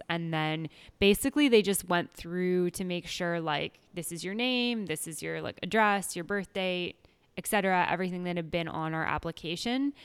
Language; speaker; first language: English; native; English